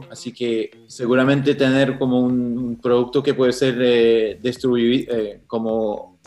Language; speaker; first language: Spanish; non-native, fluent; French